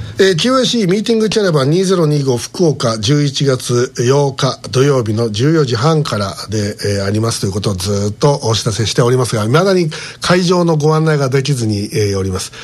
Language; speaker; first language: Japanese; native; Japanese